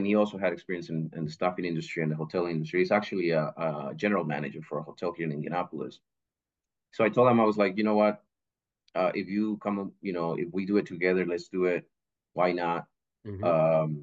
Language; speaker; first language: English; non-native, fluent; Spanish